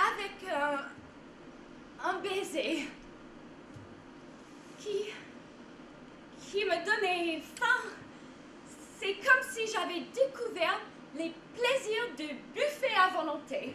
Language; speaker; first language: French; non-native, fluent; English